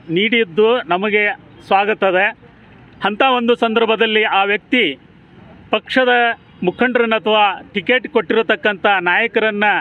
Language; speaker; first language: Kannada; non-native, local second language; Lambadi